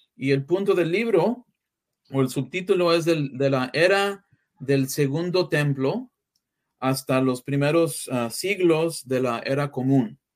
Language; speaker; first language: Spanish; early bilingual, heritage; English